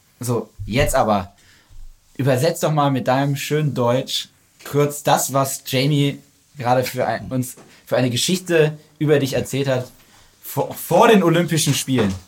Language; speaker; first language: German; native; German